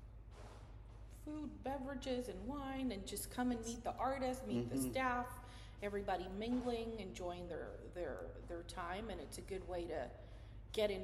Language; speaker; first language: English; non-native, fluent; Spanish